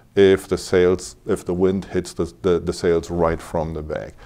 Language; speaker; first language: English; non-native, fluent; German